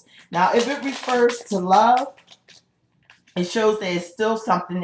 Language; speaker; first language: English; native; English